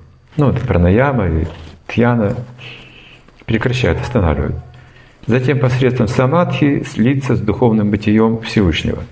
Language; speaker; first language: Russian; native; Russian